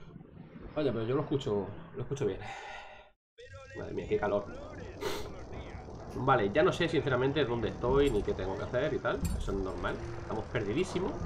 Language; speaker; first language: Spanish; native; Spanish